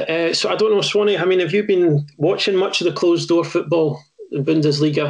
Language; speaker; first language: English; native; English